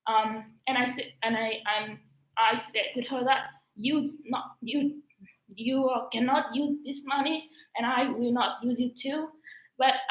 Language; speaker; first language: English; non-native, learner; Vietnamese